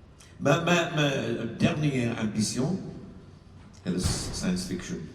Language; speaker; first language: French; non-native, learner; English